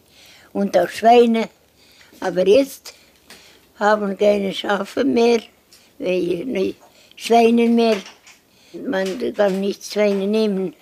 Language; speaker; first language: German; non-native, learner; Estonian